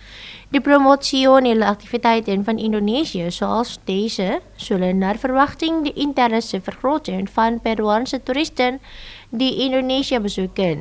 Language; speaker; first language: Dutch; non-native, fluent; Indonesian